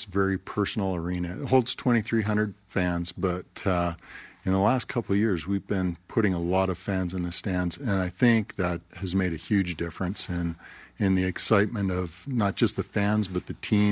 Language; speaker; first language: English; native; English